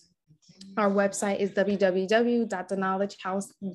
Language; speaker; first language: English; native; English